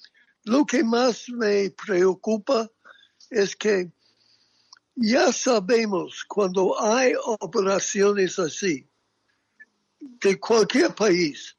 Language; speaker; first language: Spanish; non-native, fluent; English